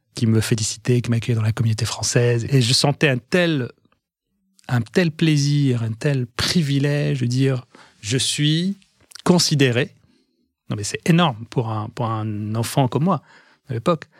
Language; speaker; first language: French; non-native, local second language; Arabic